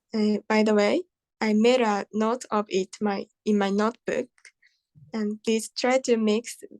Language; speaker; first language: English; non-native, learner; Japanese